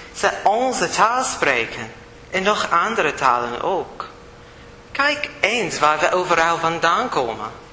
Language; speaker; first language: Dutch; non-native, fluent; English